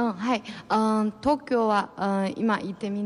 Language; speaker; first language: Japanese; non-native, learner; Chinese